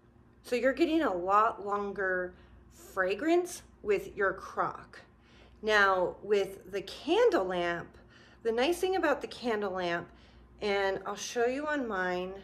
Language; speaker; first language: English; native; English